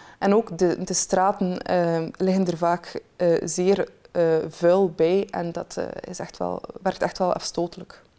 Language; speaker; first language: Dutch; native; Dutch